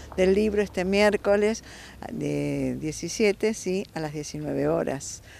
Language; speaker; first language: Spanish; native; Spanish